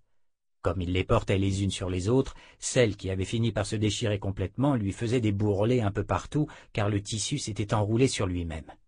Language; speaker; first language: French; native; French